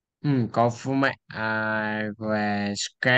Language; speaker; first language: English; non-native, learner; Vietnamese